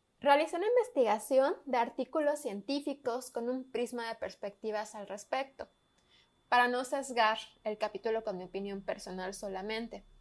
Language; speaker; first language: Spanish; native; Spanish